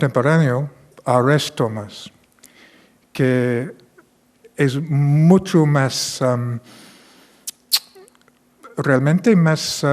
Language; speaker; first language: Spanish; non-native, fluent; English